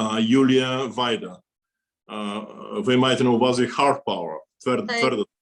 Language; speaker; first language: Ukrainian; non-native, fluent; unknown